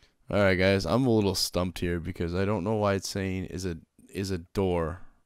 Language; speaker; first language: English; native; English